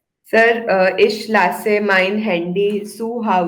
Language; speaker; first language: German; non-native, learner; Hindi